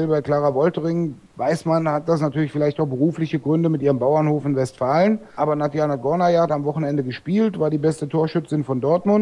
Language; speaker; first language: German; native; German